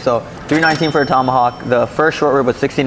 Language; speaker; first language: English; native; English